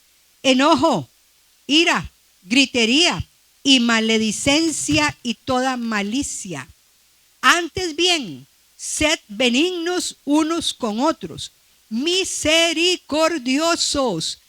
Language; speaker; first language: Spanish; native; Spanish